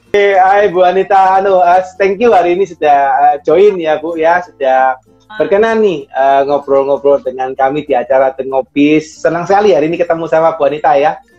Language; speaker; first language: Indonesian; native; Indonesian